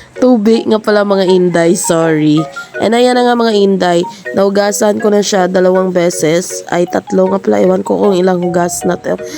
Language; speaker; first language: Filipino; non-native, local second language; Cebuano